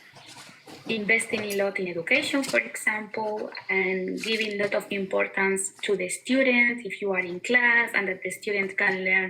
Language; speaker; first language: English; non-native, fluent; Spanish